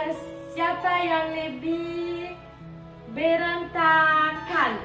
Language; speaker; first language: Indonesian; non-native, learner; French